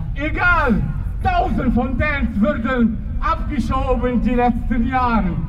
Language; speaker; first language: German; non-native, learner; Arabic